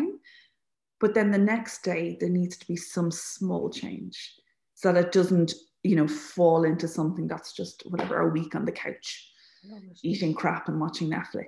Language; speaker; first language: English; native; English